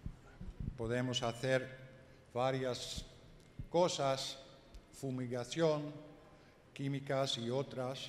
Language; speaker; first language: Spanish; non-native, learner; Dutch